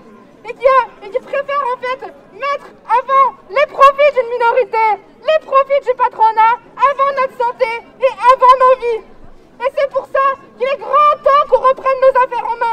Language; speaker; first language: French; native; French